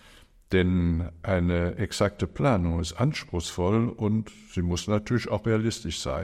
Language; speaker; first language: German; native; German